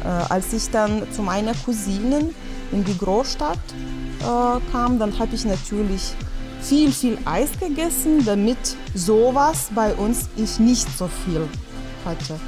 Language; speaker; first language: German; non-native, fluent; Lithuanian